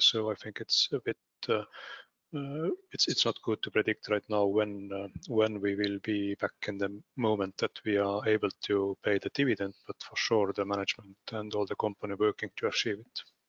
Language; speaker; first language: English; non-native, fluent; Estonian